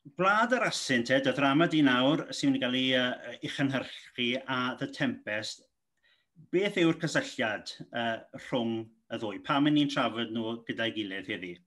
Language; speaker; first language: Welsh; native; Welsh